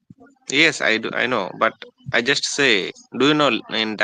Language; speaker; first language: English; non-native, learner; Bangla